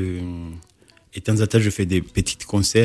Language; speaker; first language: French; non-native, local second language; Kinyarwanda